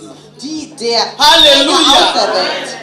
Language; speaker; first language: German; non-native, fluent; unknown